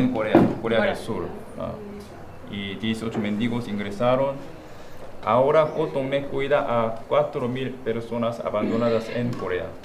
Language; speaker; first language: Spanish; non-native, fluent; Korean